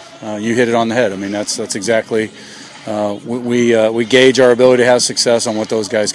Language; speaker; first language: English; native; English